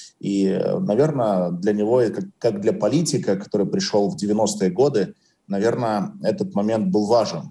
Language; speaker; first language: Russian; native; Russian